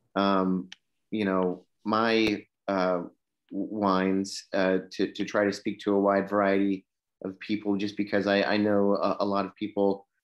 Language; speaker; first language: English; native; English